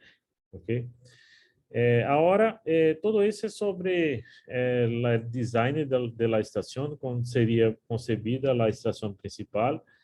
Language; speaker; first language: Spanish; non-native, learner; Portuguese